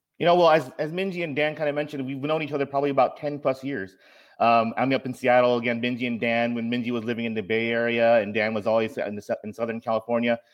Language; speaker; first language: English; native; English